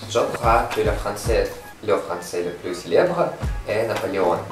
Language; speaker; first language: French; non-native, learner; Russian